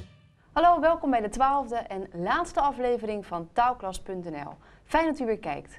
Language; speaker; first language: Dutch; native; Dutch